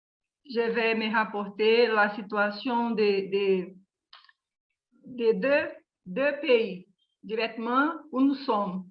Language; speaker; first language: French; non-native, learner; Portuguese